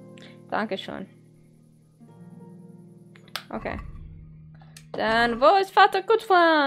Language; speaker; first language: German; non-native, learner; Dutch